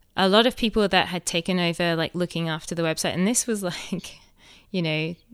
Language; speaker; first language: English; native; English